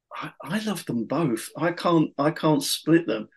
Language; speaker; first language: English; native; English